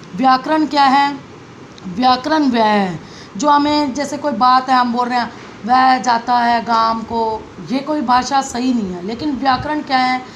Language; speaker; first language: Hindi; native; Hindi